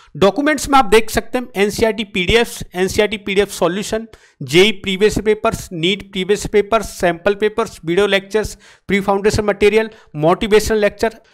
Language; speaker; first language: Hindi; native; Hindi